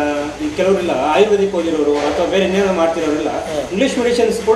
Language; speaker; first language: Kannada; native; Kannada